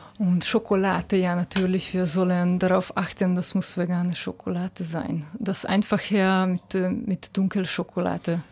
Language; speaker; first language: German; non-native, learner; Hungarian